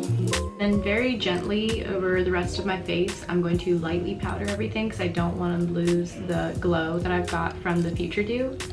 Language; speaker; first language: English; native; English